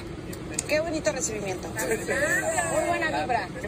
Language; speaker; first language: Spanish; native; Spanish